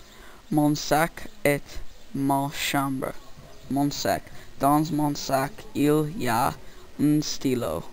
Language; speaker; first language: French; non-native, learner; English